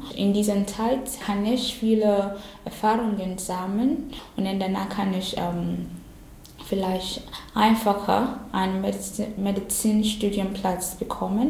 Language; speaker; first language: German; non-native, learner; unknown